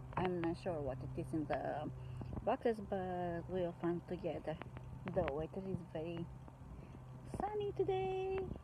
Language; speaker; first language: English; non-native, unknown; Romanian